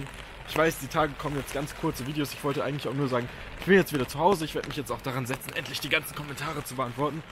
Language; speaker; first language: German; native; German